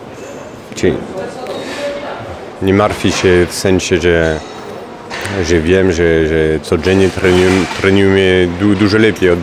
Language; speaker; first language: Polish; non-native, learner; French